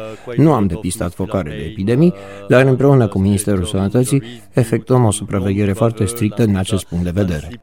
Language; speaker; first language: Romanian; native; Romanian